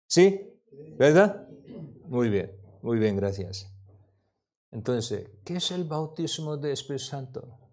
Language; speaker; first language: Spanish; non-native, learner; Korean